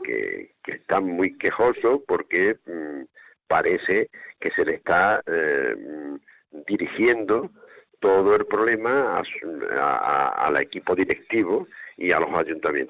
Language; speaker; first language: Spanish; native; Spanish